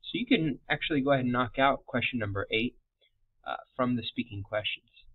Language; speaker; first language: English; native; English